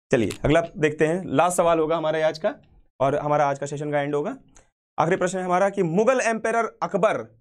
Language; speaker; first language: Hindi; native; Hindi